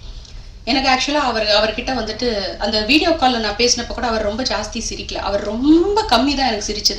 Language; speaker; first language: Tamil; native; Tamil